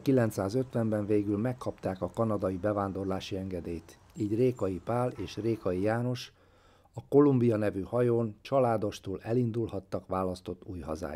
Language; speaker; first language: Hungarian; native; Hungarian